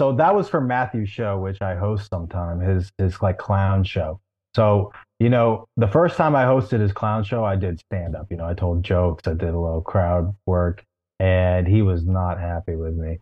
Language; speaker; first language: English; native; English